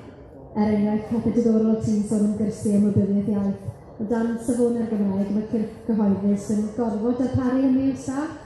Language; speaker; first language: Welsh; native; Welsh